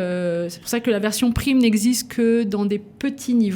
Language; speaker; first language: French; native; French